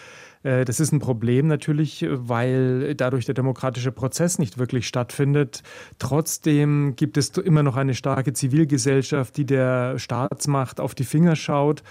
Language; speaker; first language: German; native; German